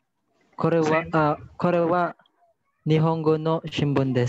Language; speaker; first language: Japanese; non-native, learner; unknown